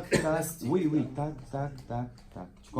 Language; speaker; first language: French; non-native, learner; Arabic